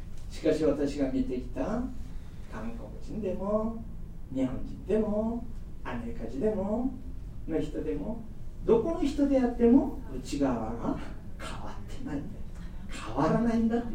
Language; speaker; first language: Japanese; non-native, fluent; Korean